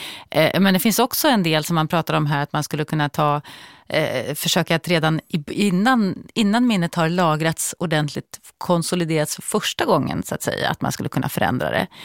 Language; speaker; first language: Swedish; native; Swedish